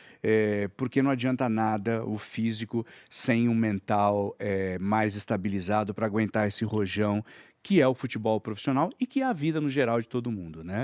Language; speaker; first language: Portuguese; native; Portuguese